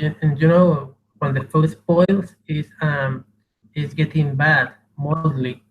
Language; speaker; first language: English; non-native, learner; Spanish